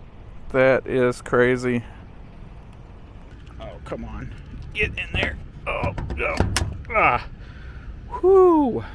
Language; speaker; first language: English; native; English